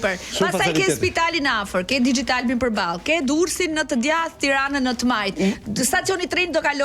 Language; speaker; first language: Albanian; native; Albanian